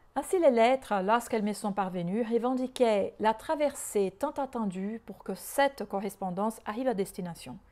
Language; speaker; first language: French; non-native, fluent; Portuguese